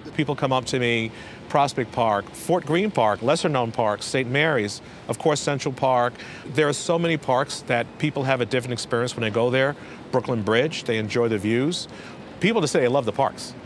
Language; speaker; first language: English; native; English